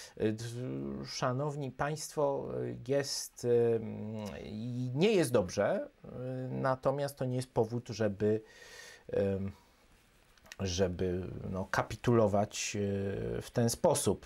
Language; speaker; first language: Polish; native; Polish